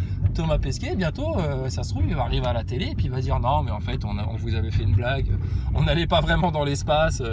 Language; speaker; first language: French; native; French